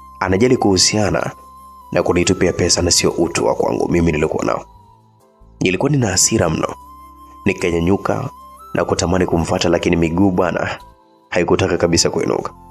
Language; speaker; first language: Swahili; native; Swahili